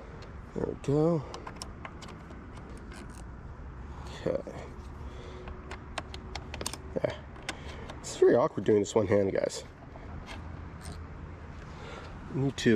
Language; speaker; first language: English; native; English